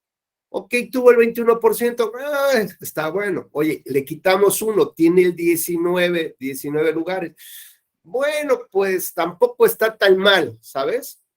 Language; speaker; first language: Spanish; native; Spanish